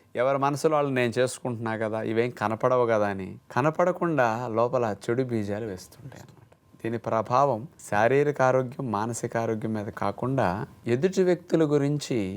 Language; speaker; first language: Telugu; native; Telugu